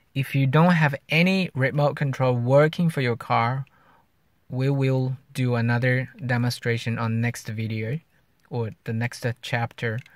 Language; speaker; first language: English; non-native, learner; Chinese